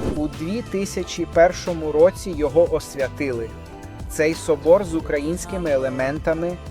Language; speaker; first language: Ukrainian; non-native, learner; English